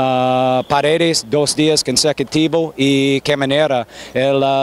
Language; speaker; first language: Spanish; non-native, fluent; English